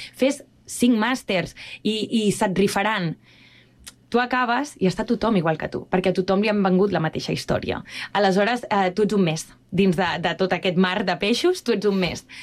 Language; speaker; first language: Catalan; native; Catalan